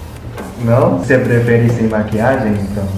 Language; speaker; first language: Portuguese; non-native, fluent; Chinese